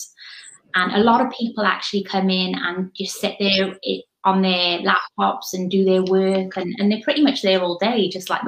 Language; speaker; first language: English; native; English